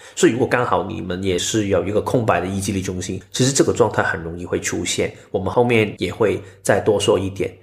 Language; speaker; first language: Chinese; non-native, local second language; Cantonese